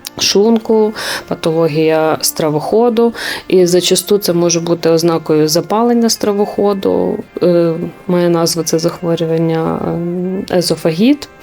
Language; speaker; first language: Ukrainian; native; Ukrainian